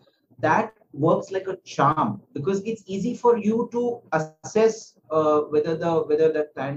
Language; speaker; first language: English; non-native, local second language; Marathi